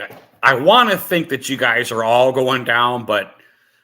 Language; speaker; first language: English; native; English